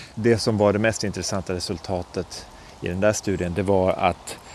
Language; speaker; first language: Swedish; native; Swedish